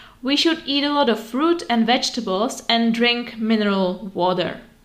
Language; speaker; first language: English; non-native, fluent; Czech